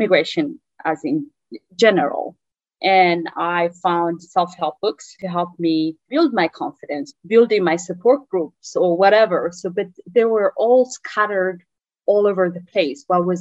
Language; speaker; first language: English; non-native, fluent; Tigrinya